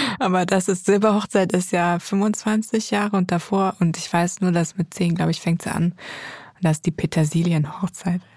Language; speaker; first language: German; native; German